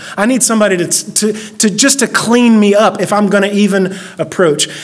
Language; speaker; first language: English; native; English